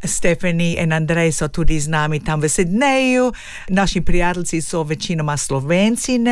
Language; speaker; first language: Slovenian; early bilingual, heritage; Slovenian